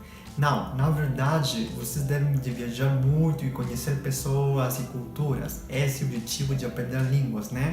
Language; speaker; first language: Portuguese; non-native, fluent; Spanish